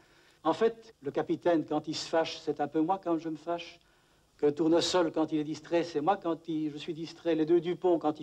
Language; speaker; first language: French; native; French